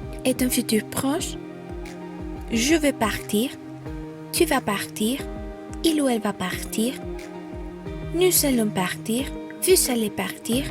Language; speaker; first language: French; non-native, fluent; Spanish